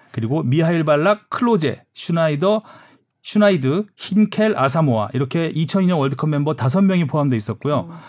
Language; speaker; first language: Korean; native; Korean